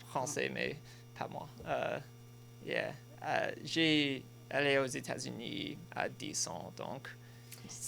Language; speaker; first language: French; non-native, learner; English